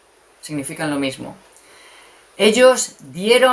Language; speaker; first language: Spanish; native; Spanish